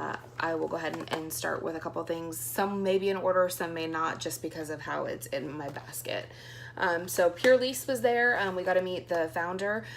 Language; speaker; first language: English; native; English